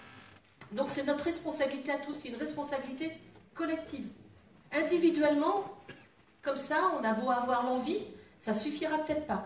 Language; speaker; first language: French; native; French